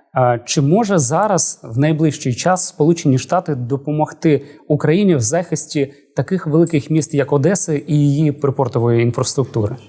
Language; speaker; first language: Ukrainian; native; Ukrainian